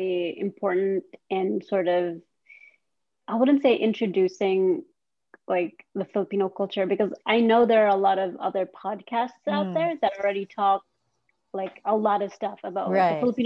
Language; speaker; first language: English; non-native, local second language; Cebuano